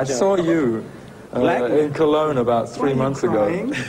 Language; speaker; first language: English; native; English